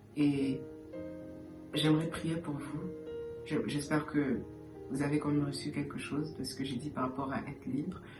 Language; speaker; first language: French; early bilingual, heritage; French